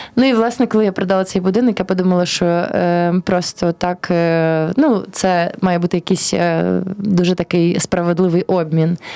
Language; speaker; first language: Ukrainian; early bilingual, heritage; Ukrainian